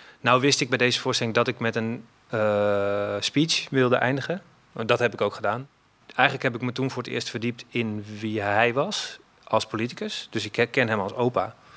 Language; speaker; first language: Dutch; native; Dutch